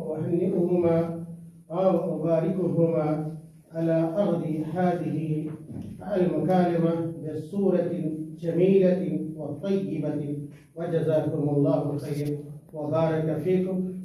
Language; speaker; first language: Arabic; non-native, fluent; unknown